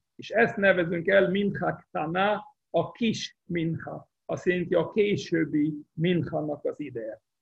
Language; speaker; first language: Hungarian; early bilingual, heritage; Hungarian